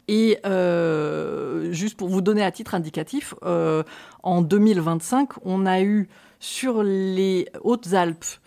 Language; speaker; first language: French; native; French